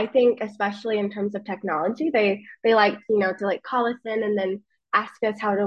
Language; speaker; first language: English; native; English